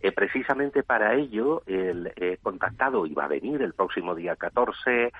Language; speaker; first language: Spanish; native; Spanish